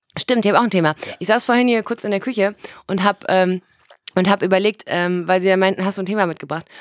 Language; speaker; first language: German; native; German